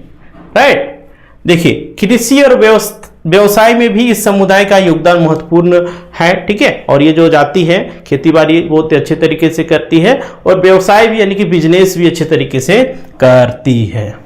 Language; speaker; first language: Hindi; native; Hindi